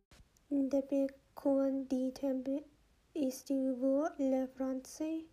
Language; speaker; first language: French; non-native, learner; English